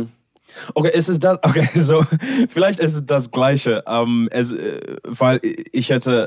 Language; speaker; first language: German; non-native, learner; English